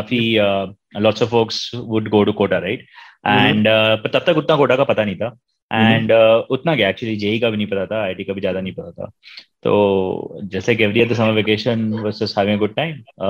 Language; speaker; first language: English; non-native, local second language; Hindi